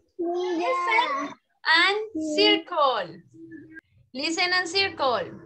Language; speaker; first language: English; non-native, learner; Spanish